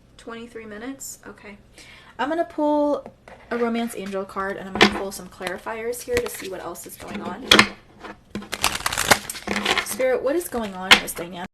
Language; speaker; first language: English; native; English